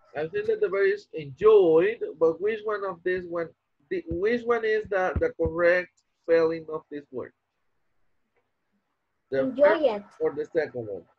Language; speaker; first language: English; non-native, fluent; Spanish